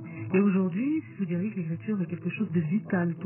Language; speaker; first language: French; native; French